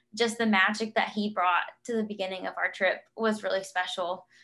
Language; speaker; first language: English; native; English